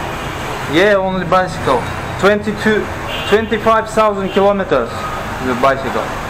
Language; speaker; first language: English; non-native, learner; Russian